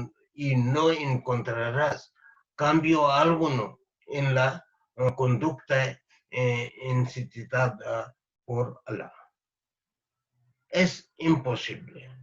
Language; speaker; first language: Spanish; non-native, fluent; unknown